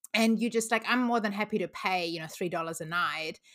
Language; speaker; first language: English; non-native, fluent; German